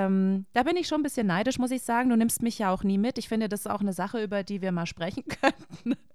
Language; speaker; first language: German; native; German